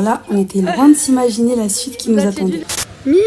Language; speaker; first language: French; native; French